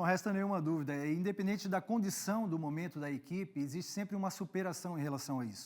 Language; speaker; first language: Portuguese; native; Portuguese